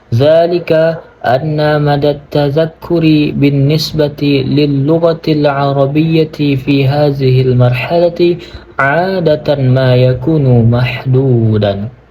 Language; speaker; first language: Arabic; non-native, learner; Indonesian